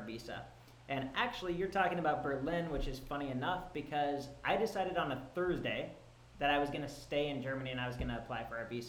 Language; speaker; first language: English; native; English